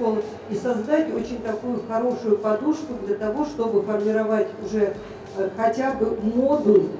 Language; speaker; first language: Russian; native; Russian